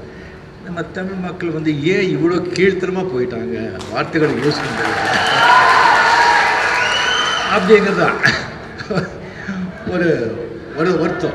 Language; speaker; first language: Tamil; non-native, fluent; Marathi